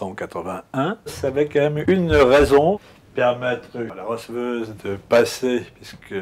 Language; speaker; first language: French; native; French